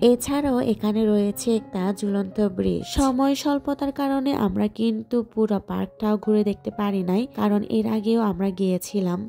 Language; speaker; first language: Bangla; non-native, local second language; Chakma